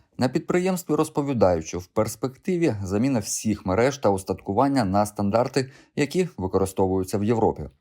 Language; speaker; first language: Ukrainian; native; Ukrainian